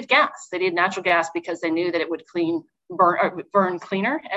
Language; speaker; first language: English; native; English